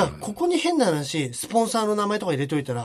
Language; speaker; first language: Japanese; native; Japanese